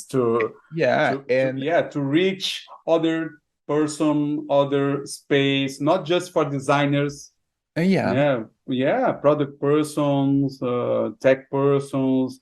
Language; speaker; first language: English; non-native, fluent; Portuguese